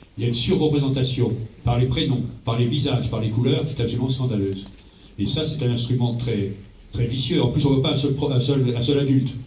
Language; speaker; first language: French; native; French